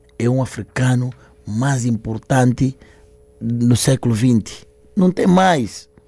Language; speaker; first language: Portuguese; non-native, local second language; Upper Guinea Crioulo